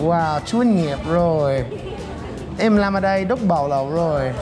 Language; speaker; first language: Vietnamese; non-native, learner; English